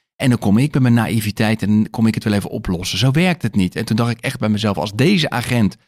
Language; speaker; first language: Dutch; native; Dutch